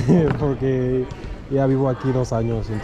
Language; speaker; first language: Spanish; non-native, learner; Swahili